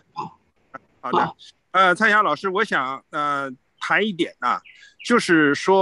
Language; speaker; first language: Chinese; native; Chinese